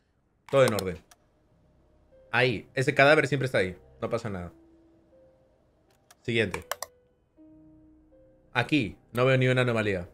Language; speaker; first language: Spanish; native; Spanish